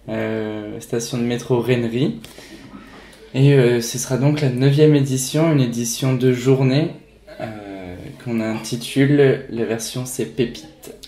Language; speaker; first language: French; native; French